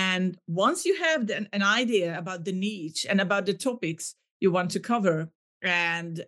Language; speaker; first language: English; non-native, fluent; Hungarian